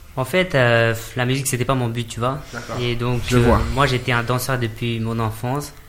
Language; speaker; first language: French; non-native, fluent; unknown